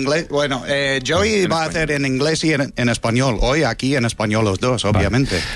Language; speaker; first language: Spanish; non-native, fluent; English